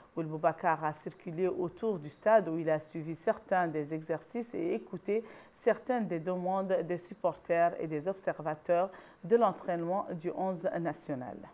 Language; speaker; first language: French; non-native, local second language; Arabic